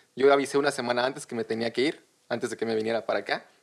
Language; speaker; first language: Spanish; native; Spanish